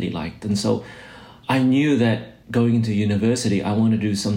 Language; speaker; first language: English; native; English